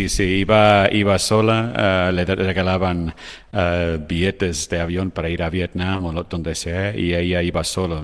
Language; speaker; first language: Spanish; non-native, fluent; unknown